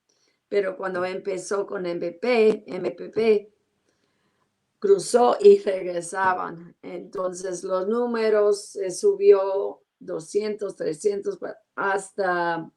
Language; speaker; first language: Spanish; non-native, learner; English